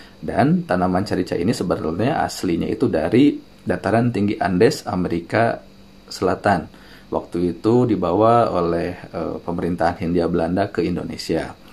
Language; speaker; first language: Indonesian; non-native, local second language; Sundanese